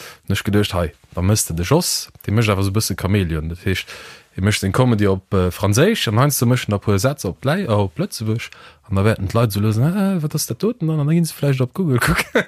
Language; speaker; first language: Luxembourgish; early bilingual, other home language; Portuguese